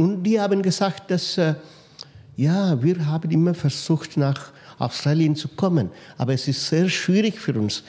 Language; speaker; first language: German; non-native, fluent; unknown